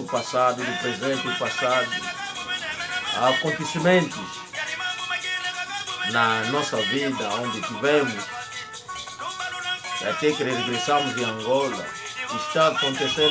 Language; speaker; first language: Portuguese; non-native, local second language; Kongo